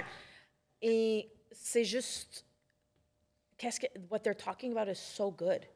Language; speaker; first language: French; non-native, local second language; English